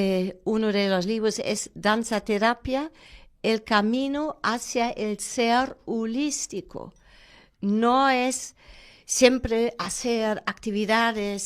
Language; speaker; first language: Spanish; non-native, fluent; German